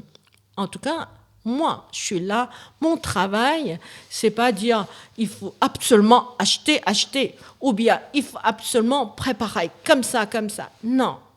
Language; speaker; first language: French; non-native, fluent; Chinese